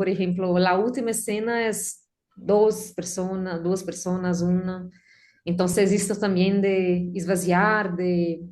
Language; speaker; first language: Spanish; non-native, learner; Portuguese